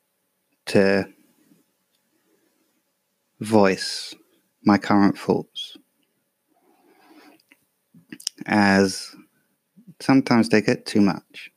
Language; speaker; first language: English; native; English